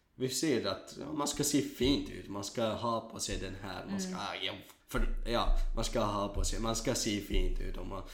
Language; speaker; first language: Swedish; non-native, learner; Kurdish